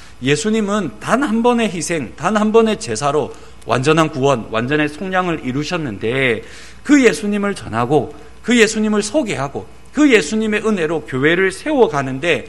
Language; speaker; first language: Korean; native; Korean